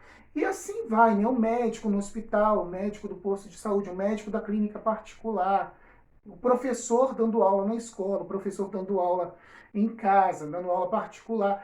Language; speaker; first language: Portuguese; native; Portuguese